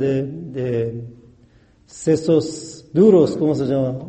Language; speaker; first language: Spanish; non-native, fluent; Persian